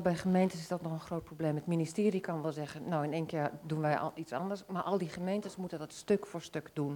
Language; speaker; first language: Dutch; native; Dutch